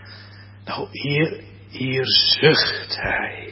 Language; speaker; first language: Dutch; native; Dutch